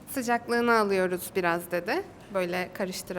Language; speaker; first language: Turkish; native; Turkish